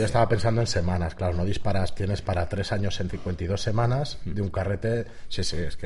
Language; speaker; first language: Spanish; native; Spanish